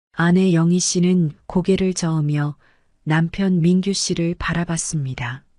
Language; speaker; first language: Korean; native; Korean